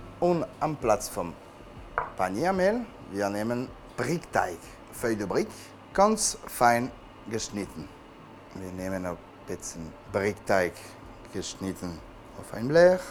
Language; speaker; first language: German; non-native, learner; French